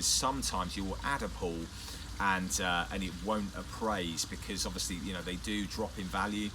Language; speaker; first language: English; native; English